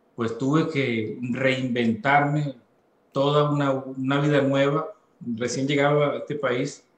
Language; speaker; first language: Spanish; native; Spanish